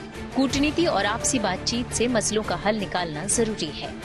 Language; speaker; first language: Hindi; native; Hindi